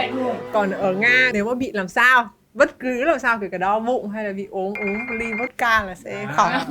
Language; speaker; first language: Vietnamese; non-native, fluent; Russian